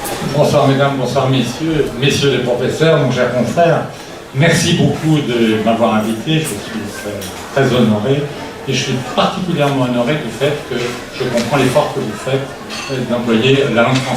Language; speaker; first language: French; native; French